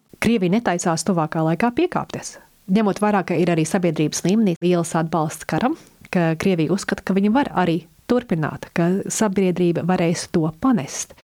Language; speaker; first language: Latvian; early bilingual, heritage; Latvian